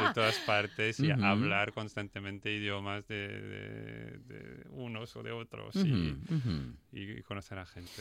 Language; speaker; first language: Spanish; non-native, fluent; French